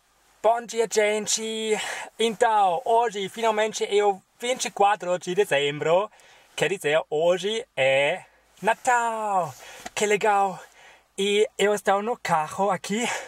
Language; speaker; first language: Portuguese; non-native, fluent; German